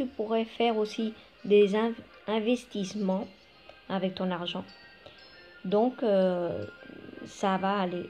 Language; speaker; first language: French; non-native, fluent; Spanish